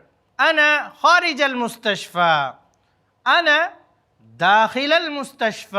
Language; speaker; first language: Arabic; non-native, fluent; Urdu